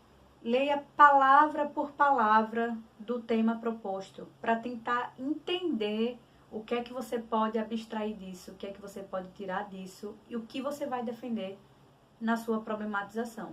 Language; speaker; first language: Portuguese; native; Portuguese